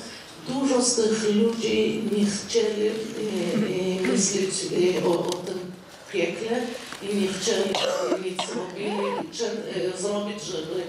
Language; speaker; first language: Polish; non-native, fluent; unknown